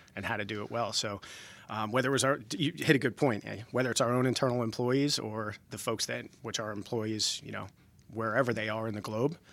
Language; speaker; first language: English; native; English